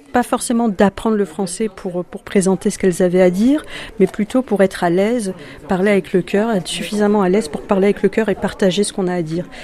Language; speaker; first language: French; native; French